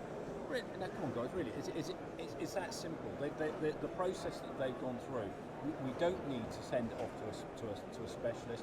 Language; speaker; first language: English; native; English